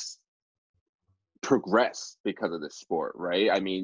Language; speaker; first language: English; native; English